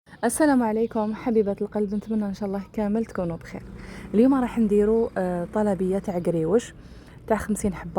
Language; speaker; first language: Arabic; native; Arabic